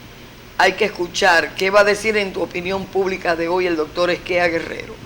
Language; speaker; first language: Spanish; native; Spanish